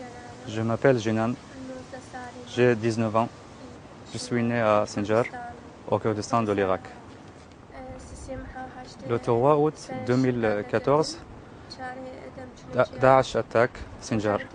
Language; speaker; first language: French; non-native, learner; Kurdish